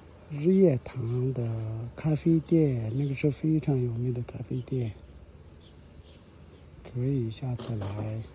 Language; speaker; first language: Chinese; non-native, fluent; Tibetan